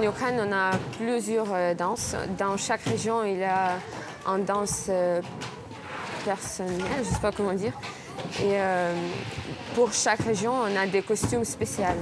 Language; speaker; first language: French; non-native, fluent; Ukrainian